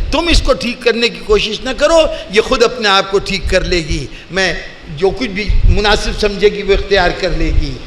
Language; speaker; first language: Urdu; native; Urdu